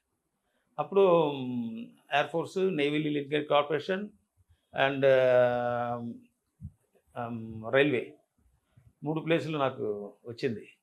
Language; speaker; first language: Telugu; non-native, learner; Tamil